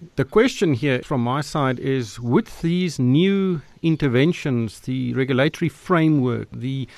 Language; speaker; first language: English; non-native, local second language; Afrikaans